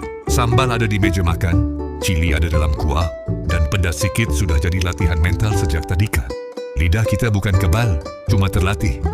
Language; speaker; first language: Malay; native; Malay